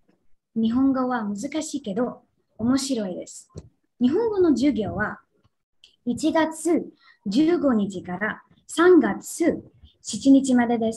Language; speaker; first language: Japanese; non-native, learner; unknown